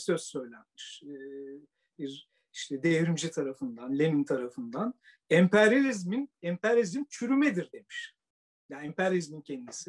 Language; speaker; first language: Turkish; native; Turkish